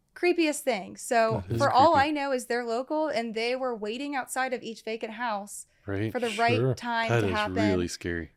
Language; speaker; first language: English; native; English